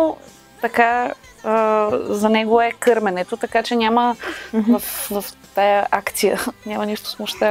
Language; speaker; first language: Bulgarian; native; Bulgarian